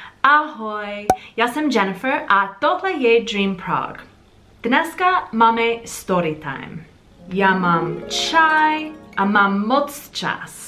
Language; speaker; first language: Czech; non-native, learner; English